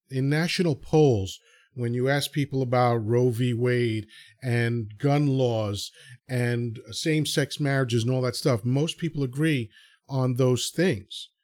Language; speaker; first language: English; early bilingual, other home language; Spanish